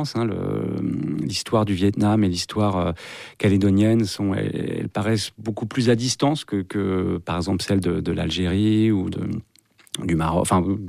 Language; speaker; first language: French; native; French